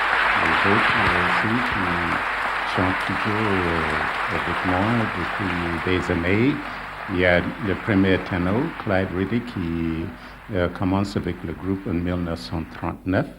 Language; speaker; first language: French; non-native, learner; English